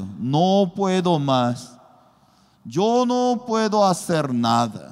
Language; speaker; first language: Spanish; non-native, learner; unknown